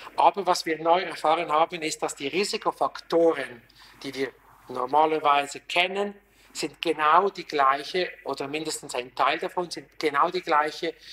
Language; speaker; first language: German; non-native, local second language; Italian